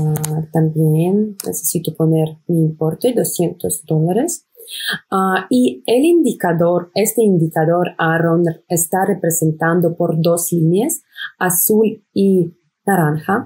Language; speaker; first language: Spanish; non-native, fluent; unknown